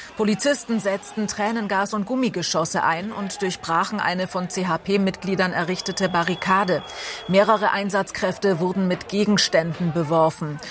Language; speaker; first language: German; native; German